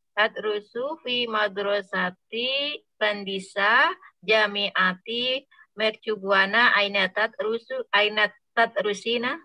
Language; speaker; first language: Arabic; non-native, learner; Indonesian